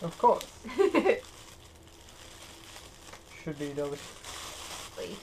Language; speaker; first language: English; native; English